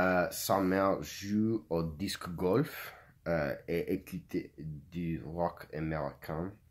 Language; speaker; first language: French; non-native, learner; English